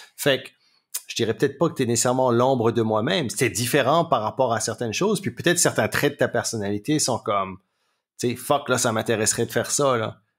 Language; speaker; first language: French; native; French